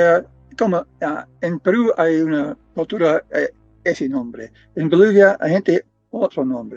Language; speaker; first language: Spanish; non-native, fluent; English